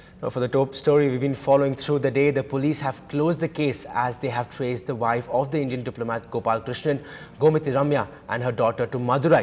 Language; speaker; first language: English; non-native, local second language; Tamil